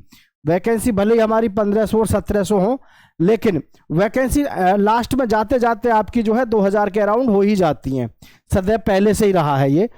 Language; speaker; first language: Hindi; native; Hindi